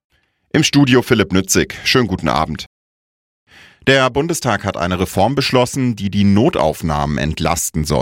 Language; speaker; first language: German; native; German